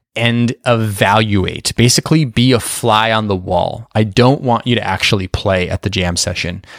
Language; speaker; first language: English; native; English